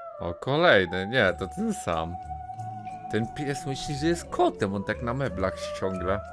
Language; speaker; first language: Polish; native; Polish